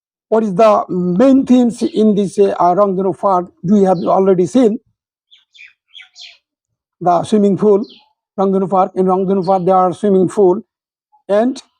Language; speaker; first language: English; non-native, local second language; Bangla